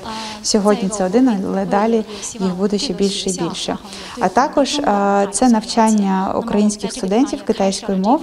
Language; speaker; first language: Ukrainian; non-native, fluent; Chinese